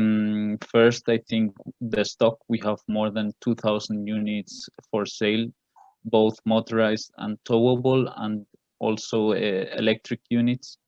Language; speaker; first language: English; non-native, fluent; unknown